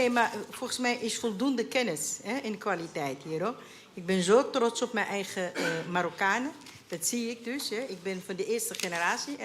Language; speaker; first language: Dutch; non-native, fluent; Arabic